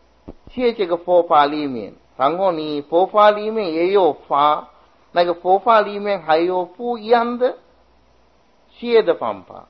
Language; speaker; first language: Chinese; non-native, fluent; Sinhala